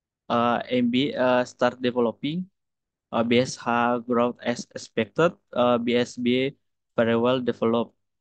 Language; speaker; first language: English; non-native, learner; Indonesian